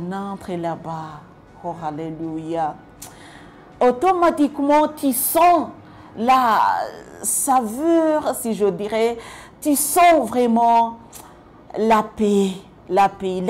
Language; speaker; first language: French; non-native, local second language; Kinyarwanda